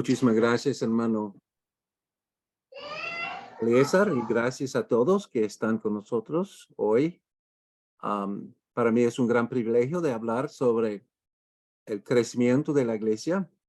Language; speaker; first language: Spanish; non-native, fluent; English